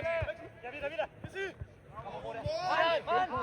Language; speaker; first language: German; native; German